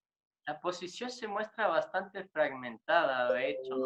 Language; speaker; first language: Spanish; native; Spanish